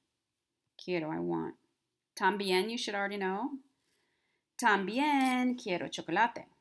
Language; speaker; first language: Spanish; non-native, fluent; English